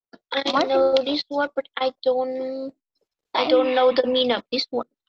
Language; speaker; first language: English; non-native, learner; Vietnamese